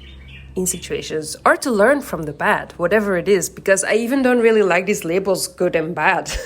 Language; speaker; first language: English; non-native, fluent; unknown